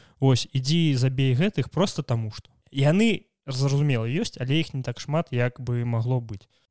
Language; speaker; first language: Belarusian; non-native, local second language; Russian